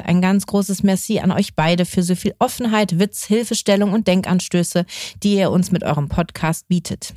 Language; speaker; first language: German; native; German